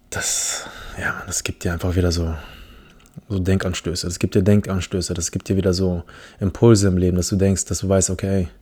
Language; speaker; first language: German; early bilingual, other home language; English